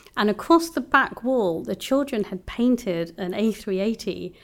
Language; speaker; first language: English; native; English